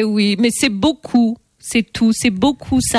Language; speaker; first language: French; native; French